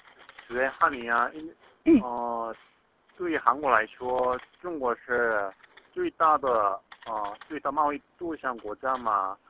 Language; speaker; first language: Chinese; non-native, fluent; Korean